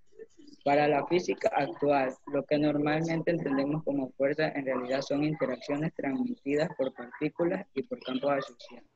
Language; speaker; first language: Spanish; native; Spanish